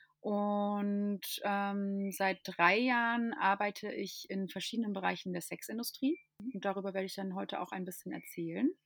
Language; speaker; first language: German; non-native, fluent; English